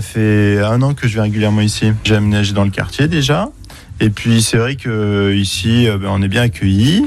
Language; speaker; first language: French; native; French